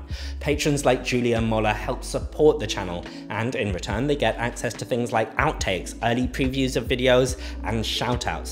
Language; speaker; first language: English; native; English